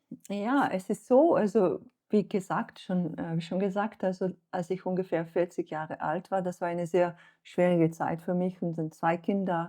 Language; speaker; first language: German; non-native, fluent; Slovenian